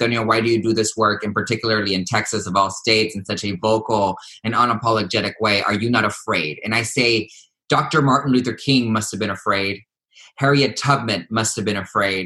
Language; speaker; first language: English; native; English